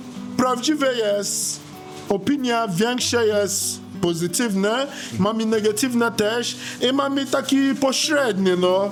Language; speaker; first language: Polish; non-native, learner; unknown